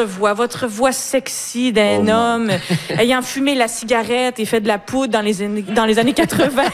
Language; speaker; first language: French; native; French